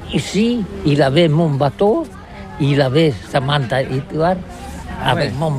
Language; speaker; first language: French; non-native, learner; Catalan